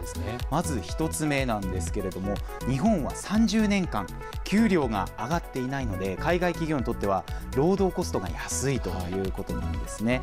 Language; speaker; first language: Japanese; native; Japanese